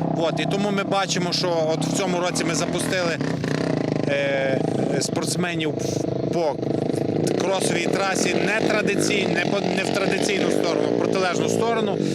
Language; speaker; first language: Ukrainian; native; Ukrainian